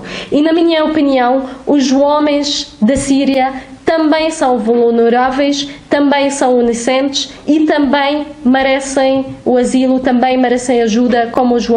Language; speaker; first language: Portuguese; non-native, fluent; Arabic